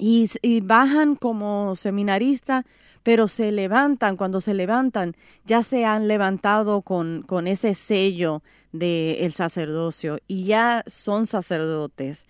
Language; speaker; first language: Spanish; native; Spanish